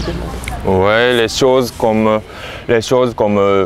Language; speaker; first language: French; non-native, fluent; Japanese